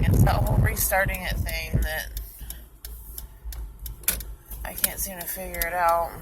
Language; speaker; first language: English; native; English